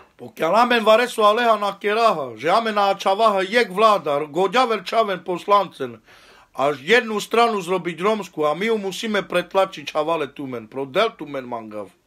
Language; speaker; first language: Slovak; native; Slovak